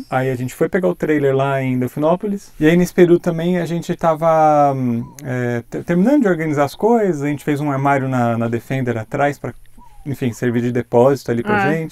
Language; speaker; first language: Portuguese; native; Portuguese